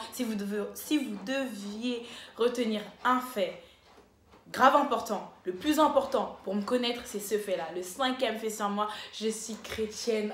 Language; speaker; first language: French; early bilingual, other home language; Lingala